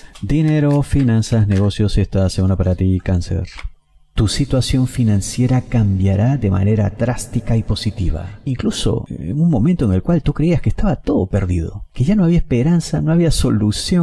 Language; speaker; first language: Spanish; native; Spanish